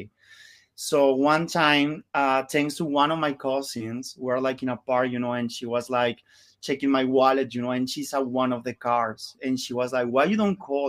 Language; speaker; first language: English; non-native, learner; Spanish